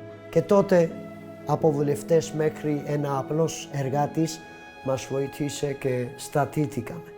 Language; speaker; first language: Greek; non-native, learner; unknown